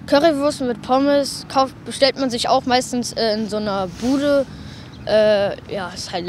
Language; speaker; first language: German; native; German